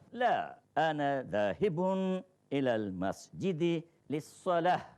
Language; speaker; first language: Arabic; non-native, fluent; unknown